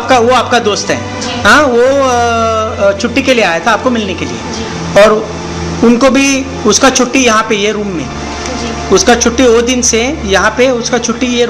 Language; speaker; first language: Hindi; non-native, local second language; Konkani